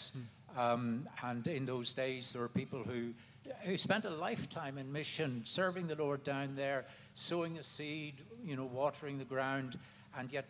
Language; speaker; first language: English; native; English